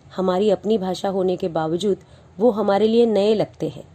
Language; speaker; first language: Hindi; non-native, local second language; Marathi